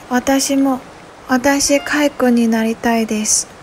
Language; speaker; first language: Japanese; non-native, learner; Chinese